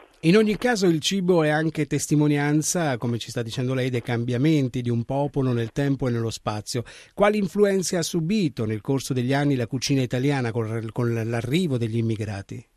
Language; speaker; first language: Italian; native; Italian